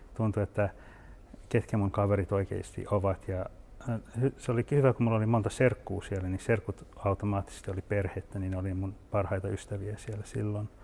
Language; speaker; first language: Finnish; early bilingual, heritage; Finnish